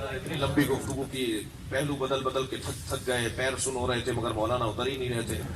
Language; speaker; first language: Urdu; native; Urdu